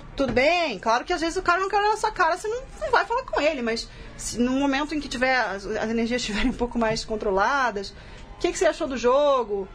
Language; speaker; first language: Portuguese; native; Portuguese